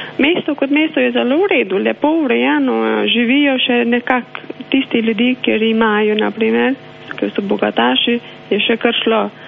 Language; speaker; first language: Slovenian; non-native, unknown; Albanian